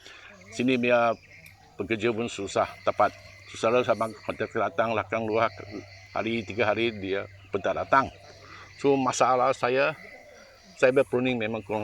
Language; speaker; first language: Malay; non-native, local second language; Chinese